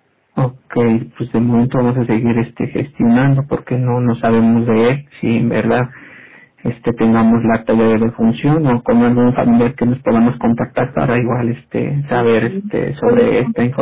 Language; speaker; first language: Spanish; native; Spanish